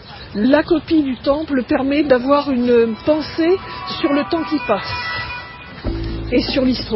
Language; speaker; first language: French; native; French